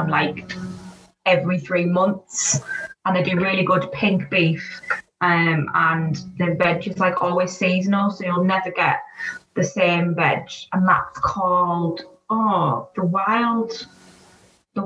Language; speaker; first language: English; native; English